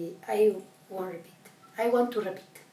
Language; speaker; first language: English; non-native, learner; Catalan